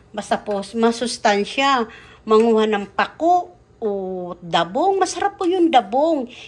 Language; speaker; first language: Filipino; native; Filipino